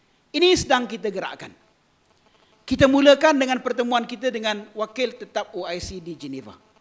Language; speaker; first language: Malay; native; Malay